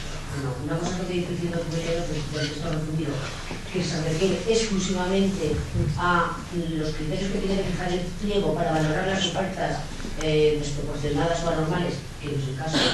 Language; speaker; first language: Spanish; native; Spanish